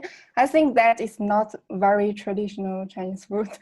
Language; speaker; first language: English; non-native, learner; Chinese